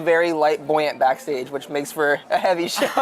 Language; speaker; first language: English; native; English